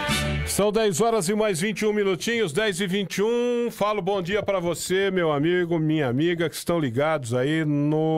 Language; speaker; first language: Portuguese; native; Portuguese